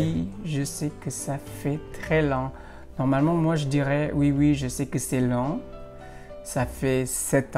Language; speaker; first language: French; non-native, fluent; Indonesian